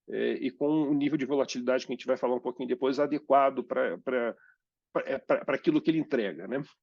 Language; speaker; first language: Portuguese; native; Portuguese